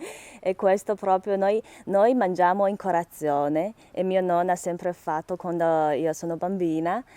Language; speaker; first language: Italian; non-native, learner; Chinese